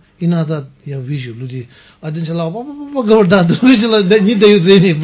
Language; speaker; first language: Russian; non-native, learner; Tibetan